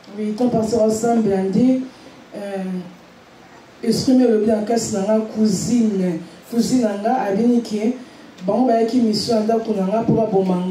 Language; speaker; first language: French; non-native, local second language; Lingala